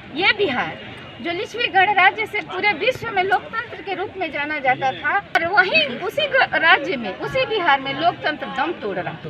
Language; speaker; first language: Hindi; native; Hindi